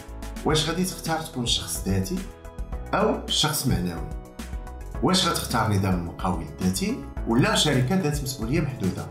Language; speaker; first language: Arabic; native; Arabic